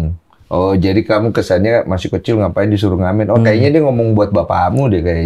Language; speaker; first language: Indonesian; native; Indonesian